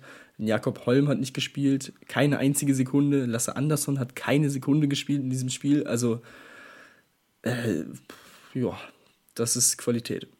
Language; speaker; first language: German; native; German